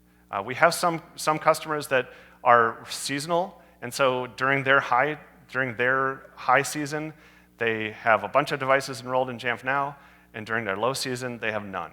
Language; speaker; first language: English; native; English